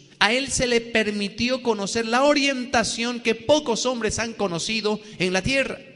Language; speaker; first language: Spanish; native; Spanish